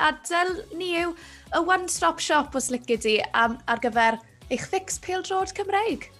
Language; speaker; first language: Welsh; native; Welsh